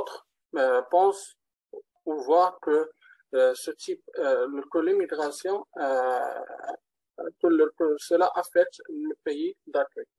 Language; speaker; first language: French; non-native, learner; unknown